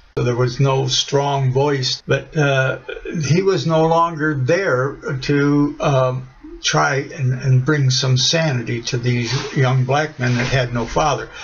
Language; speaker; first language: English; native; English